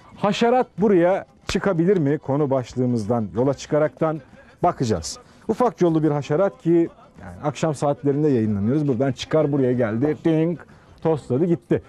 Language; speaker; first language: Turkish; native; Turkish